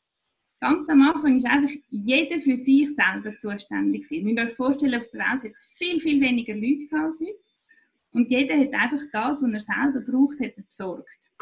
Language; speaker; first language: German; native; German